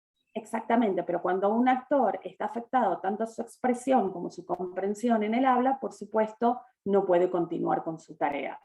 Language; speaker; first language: Spanish; native; Spanish